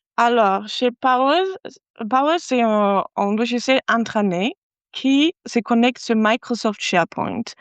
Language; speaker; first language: French; non-native, fluent; German